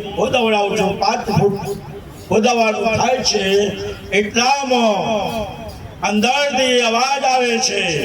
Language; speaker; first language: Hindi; non-native, local second language; Gujarati